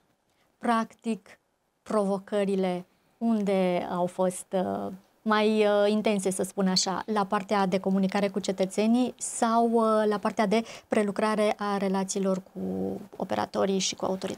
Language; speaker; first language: Romanian; native; Romanian